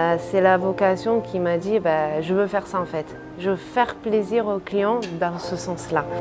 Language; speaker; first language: French; non-native, fluent; Italian